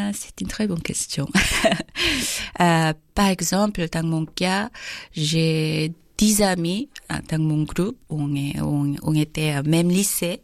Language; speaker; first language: French; non-native, fluent; Korean